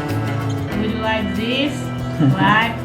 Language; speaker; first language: English; non-native, learner; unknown